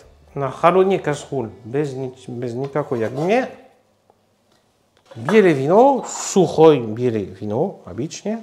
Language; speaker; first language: Russian; non-native, learner; French